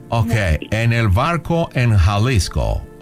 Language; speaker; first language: Spanish; non-native, local second language; English